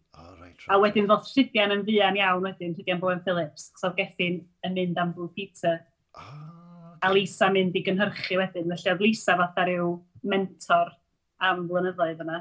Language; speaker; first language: Welsh; native; Welsh